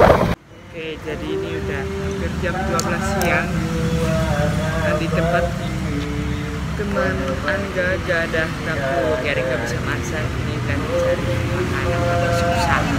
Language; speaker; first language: Indonesian; non-native, fluent; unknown